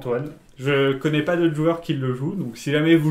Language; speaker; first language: French; native; French